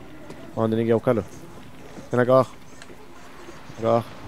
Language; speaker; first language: Spanish; native; Spanish